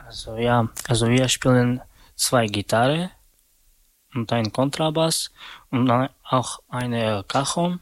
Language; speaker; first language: German; non-native, learner; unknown